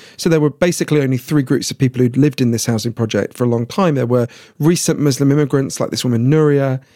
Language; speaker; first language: English; native; English